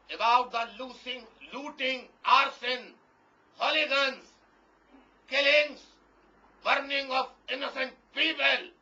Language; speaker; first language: English; non-native, local second language; Urdu